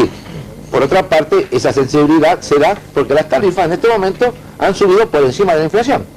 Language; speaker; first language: Spanish; native; Spanish